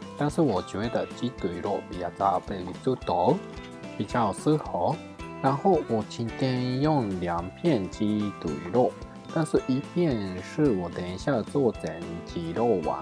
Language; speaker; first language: Chinese; non-native, fluent; Japanese